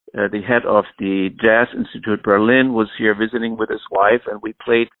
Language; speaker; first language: English; non-native, fluent; German